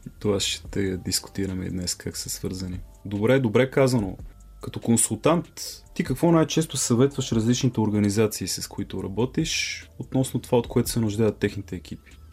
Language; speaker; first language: Bulgarian; native; Bulgarian